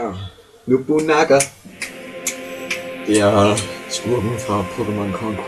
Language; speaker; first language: Danish; native; Danish